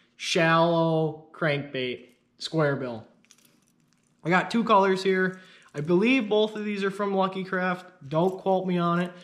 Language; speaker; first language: English; native; English